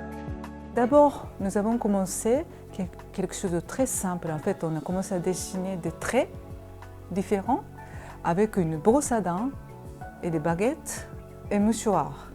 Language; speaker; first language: French; non-native, fluent; Japanese